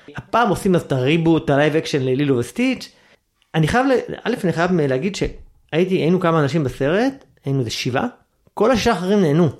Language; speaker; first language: Hebrew; native; Hebrew